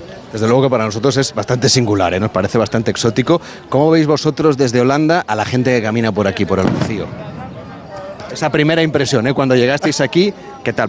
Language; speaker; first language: Spanish; native; Spanish